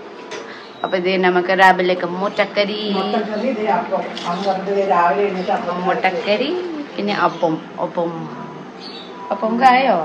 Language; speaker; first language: Malayalam; non-native, learner; Nepali